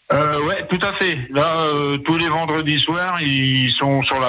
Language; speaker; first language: French; native; French